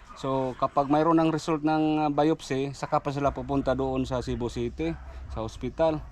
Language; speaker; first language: Filipino; non-native, local second language; Cebuano